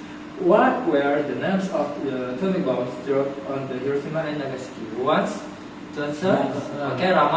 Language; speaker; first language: English; non-native, learner; Indonesian